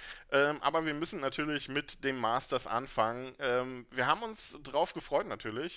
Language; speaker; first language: German; native; German